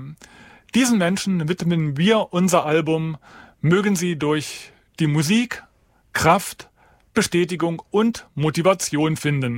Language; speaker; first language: German; native; German